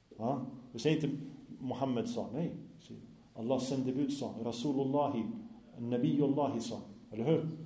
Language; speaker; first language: Swedish; non-native, fluent; Arabic